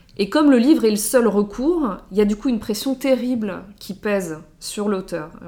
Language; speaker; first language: French; native; French